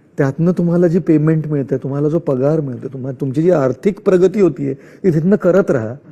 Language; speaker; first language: Marathi; non-native, local second language; Marwari